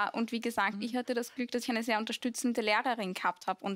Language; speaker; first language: German; early bilingual, other home language; Arabic